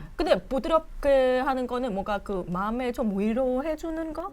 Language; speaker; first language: Korean; non-native, fluent; Vietnamese